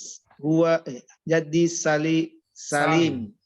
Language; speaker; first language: Arabic; non-native, learner; Indonesian